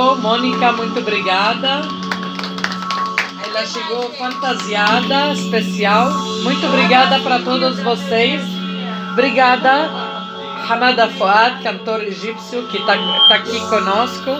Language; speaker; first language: Portuguese; non-native, fluent; Arabic